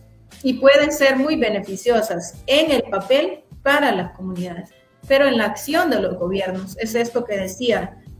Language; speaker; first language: Spanish; native; Spanish